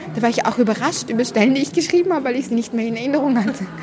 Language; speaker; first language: German; early bilingual, heritage; Arabic